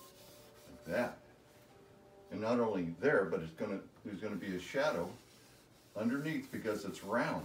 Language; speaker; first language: English; native; English